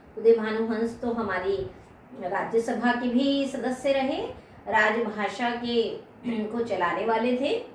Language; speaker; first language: Hindi; native; Hindi